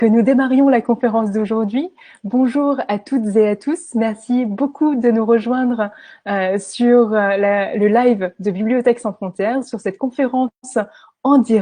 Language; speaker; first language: French; native; French